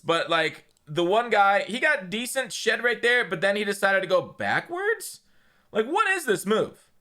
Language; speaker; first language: English; native; English